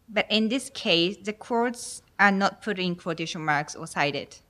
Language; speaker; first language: English; non-native, fluent; Japanese